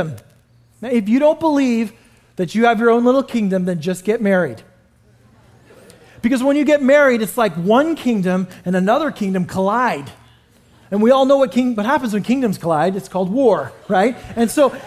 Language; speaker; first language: English; native; English